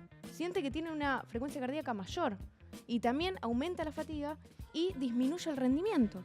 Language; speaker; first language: Spanish; native; Spanish